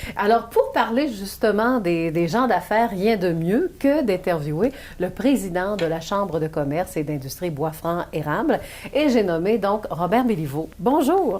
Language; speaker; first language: French; native; French